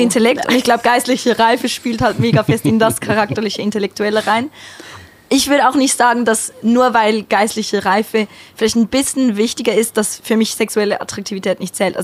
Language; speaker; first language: German; native; German